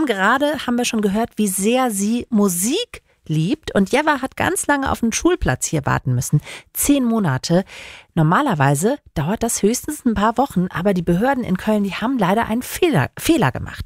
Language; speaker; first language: German; native; German